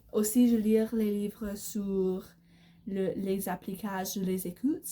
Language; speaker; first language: French; non-native, learner; English